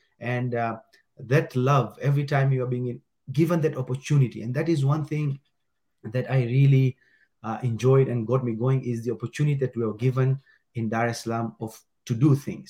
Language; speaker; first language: English; non-native, local second language; Gujarati